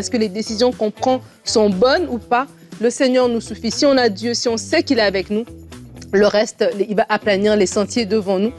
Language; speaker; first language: French; native; French